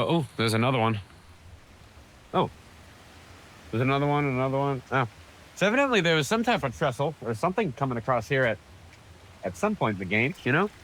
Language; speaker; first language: English; native; English